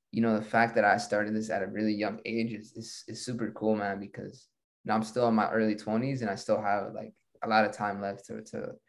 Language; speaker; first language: English; early bilingual, other home language; Spanish